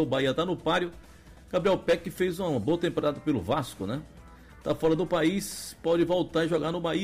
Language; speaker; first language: Portuguese; native; Portuguese